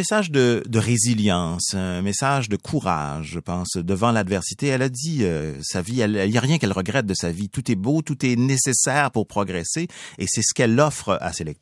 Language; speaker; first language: French; native; French